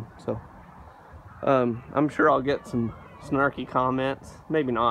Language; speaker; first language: English; native; English